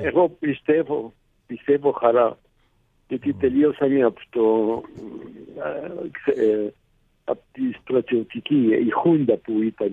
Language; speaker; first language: Greek; early bilingual, heritage; Greek